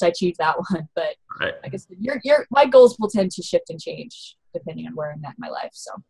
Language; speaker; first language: English; native; English